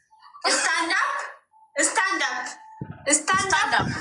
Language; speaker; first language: English; non-native, learner; Amharic